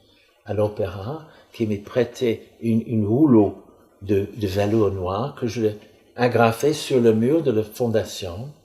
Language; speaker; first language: French; non-native, fluent; English